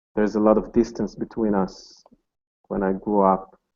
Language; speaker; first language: English; non-native, fluent; Hebrew